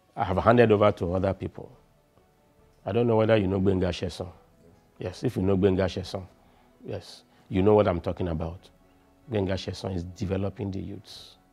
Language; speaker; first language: English; non-native, local second language; Yoruba